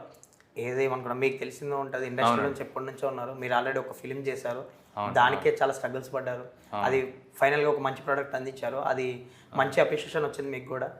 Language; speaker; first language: Telugu; native; Telugu